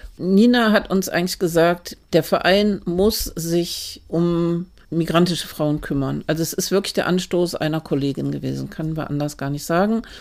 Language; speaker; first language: German; native; German